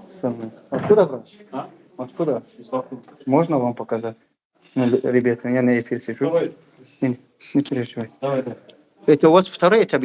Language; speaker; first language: Russian; non-native, learner; Tajik